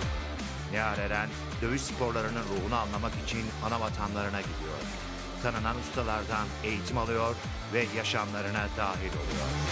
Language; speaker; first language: Turkish; native; Turkish